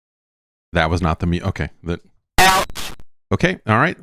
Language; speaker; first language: English; native; English